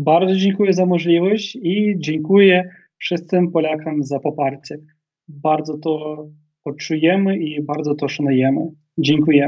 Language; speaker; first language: Polish; non-native, fluent; Ukrainian